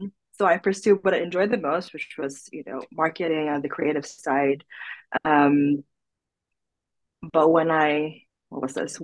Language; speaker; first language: English; non-native, local second language; Filipino